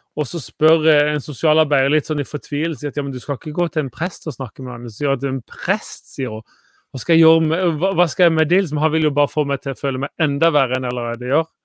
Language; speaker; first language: Norwegian; native; Norwegian